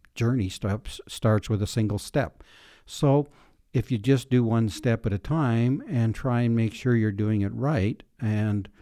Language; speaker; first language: English; native; English